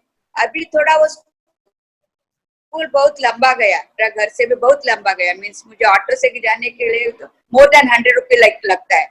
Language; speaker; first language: Hindi; non-native, local second language; Kannada